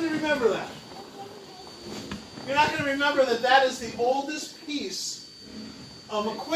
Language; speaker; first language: English; native; English